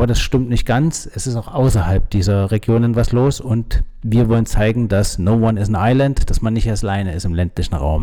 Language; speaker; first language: German; native; German